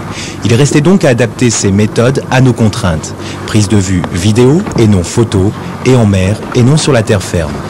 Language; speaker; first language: French; native; French